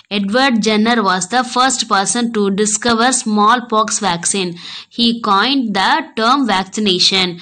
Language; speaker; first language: English; non-native, local second language; Tamil